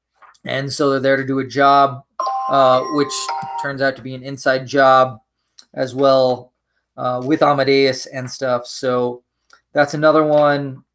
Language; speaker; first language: English; native; English